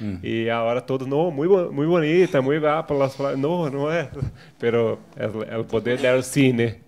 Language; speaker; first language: Spanish; non-native, fluent; Portuguese